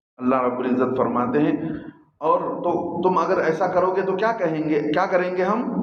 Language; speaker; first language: Urdu; native; Urdu